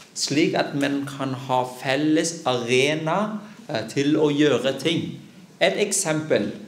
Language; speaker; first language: Norwegian; non-native, fluent; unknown